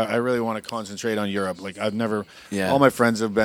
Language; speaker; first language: English; native; English